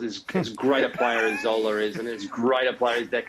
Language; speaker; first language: English; native; English